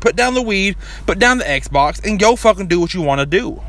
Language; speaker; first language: English; native; English